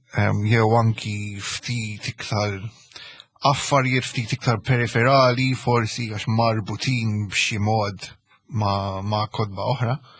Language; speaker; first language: Maltese; early bilingual, heritage; Maltese